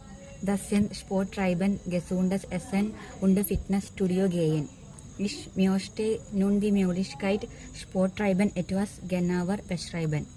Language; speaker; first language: German; non-native, learner; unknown